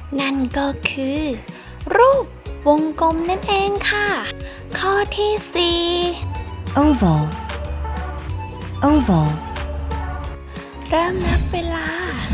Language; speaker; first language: Thai; native; Thai